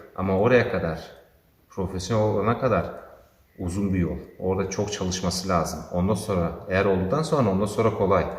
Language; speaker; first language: Turkish; early bilingual, heritage; Turkish